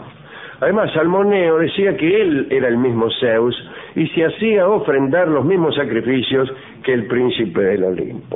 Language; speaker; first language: Spanish; native; Spanish